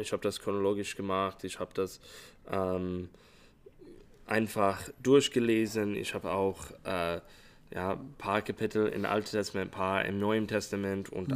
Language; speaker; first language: German; non-native, fluent; English